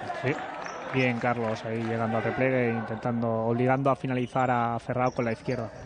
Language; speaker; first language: Spanish; native; Spanish